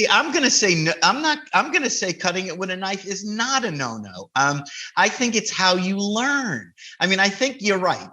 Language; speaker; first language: English; native; English